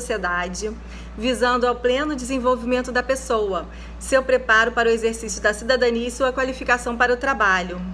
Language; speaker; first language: Portuguese; native; Portuguese